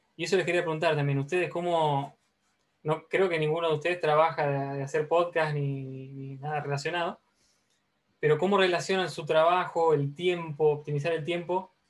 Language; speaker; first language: Spanish; native; Spanish